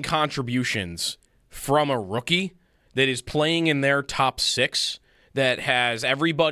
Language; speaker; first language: English; native; English